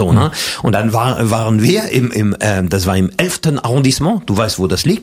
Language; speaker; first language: German; non-native, fluent; French